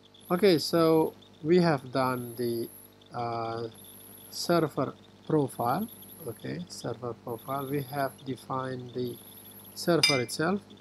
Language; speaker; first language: English; non-native, fluent; Indonesian